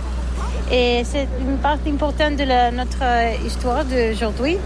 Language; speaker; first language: French; non-native, learner; Catalan